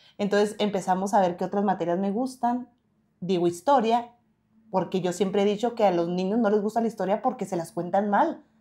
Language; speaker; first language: Spanish; native; Spanish